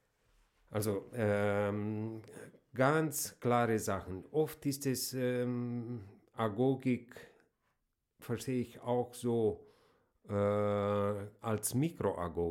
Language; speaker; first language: German; non-native, fluent; Romanian